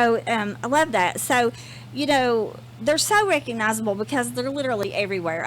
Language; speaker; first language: English; native; English